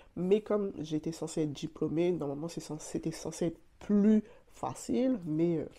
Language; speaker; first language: French; native; French